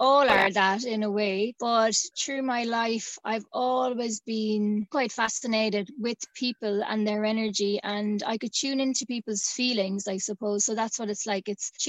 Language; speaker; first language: English; native; English